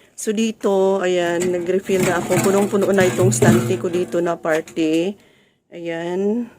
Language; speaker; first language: Filipino; non-native, local second language; Cebuano